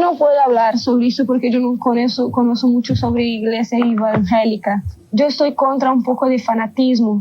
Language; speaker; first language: Spanish; non-native, learner; Portuguese